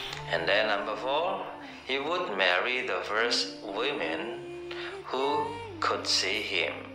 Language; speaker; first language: English; non-native, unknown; Indonesian